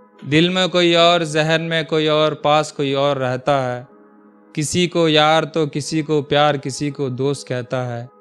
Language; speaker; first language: Hindi; non-native, local second language; Urdu